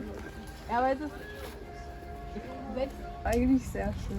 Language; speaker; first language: German; non-native, fluent; Korean